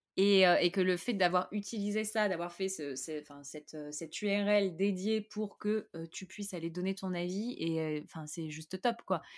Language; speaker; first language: French; native; French